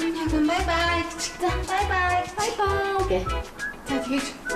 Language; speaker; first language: Korean; non-native, fluent; Mongolian